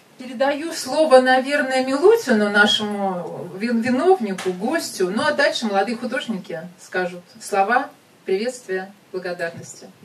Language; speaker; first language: Russian; native; Russian